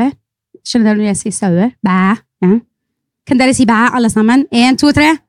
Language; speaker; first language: Norwegian; non-native, fluent; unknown